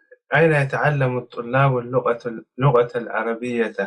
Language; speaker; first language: Arabic; non-native, learner; Tigrinya